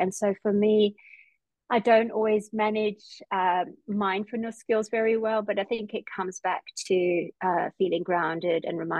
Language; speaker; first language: English; native; English